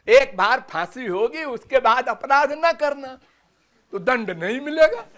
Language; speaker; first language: Hindi; native; Hindi